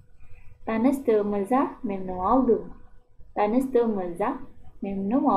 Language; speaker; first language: Turkish; non-native, learner; Indonesian